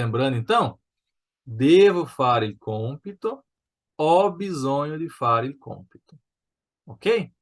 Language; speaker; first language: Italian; non-native, fluent; Portuguese